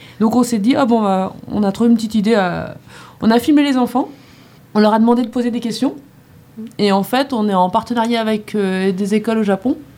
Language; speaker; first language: French; native; French